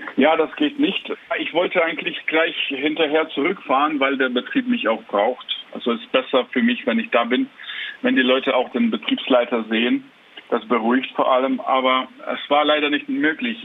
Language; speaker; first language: German; non-native, fluent; Ukrainian